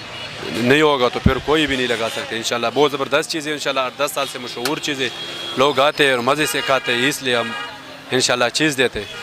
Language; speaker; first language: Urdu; non-native, local second language; Pashto